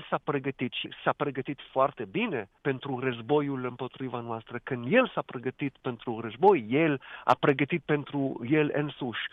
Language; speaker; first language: Romanian; non-native, fluent; Hebrew